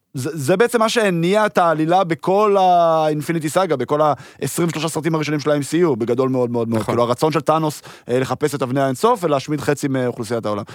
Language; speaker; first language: Hebrew; early bilingual, heritage; Hebrew